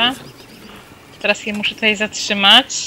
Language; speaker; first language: Polish; native; Polish